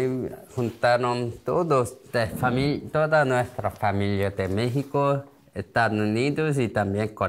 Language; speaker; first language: Spanish; non-native, learner; Korean